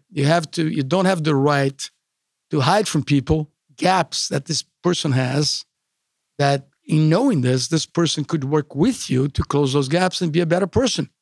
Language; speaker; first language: English; non-native, fluent; Portuguese